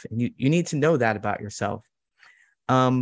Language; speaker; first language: English; native; English